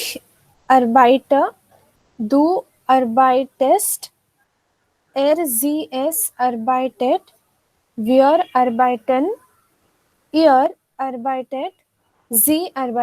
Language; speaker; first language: German; non-native, learner; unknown